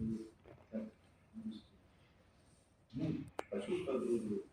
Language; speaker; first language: Russian; non-native, fluent; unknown